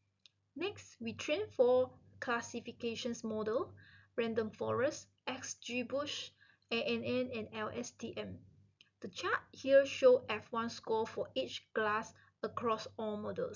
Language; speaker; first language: English; non-native, local second language; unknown